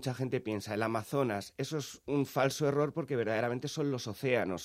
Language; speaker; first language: Spanish; native; Spanish